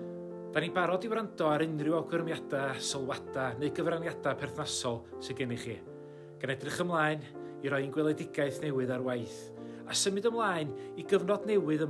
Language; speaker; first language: Welsh; native; Welsh